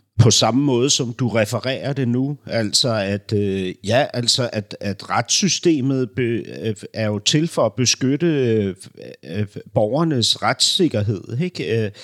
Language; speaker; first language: Danish; early bilingual, other home language; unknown